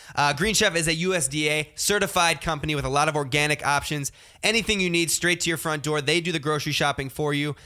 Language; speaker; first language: English; native; English